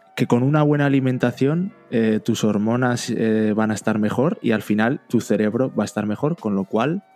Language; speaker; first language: Spanish; native; Spanish